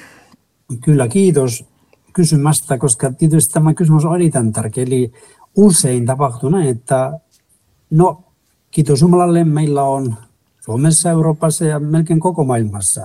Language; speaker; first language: Finnish; non-native, fluent; Spanish